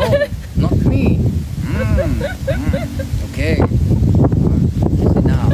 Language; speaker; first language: English; non-native, learner; Thai